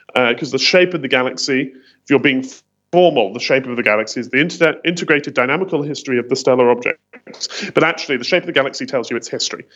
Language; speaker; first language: English; native; English